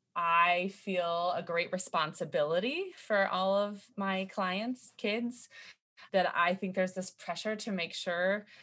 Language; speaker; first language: English; native; English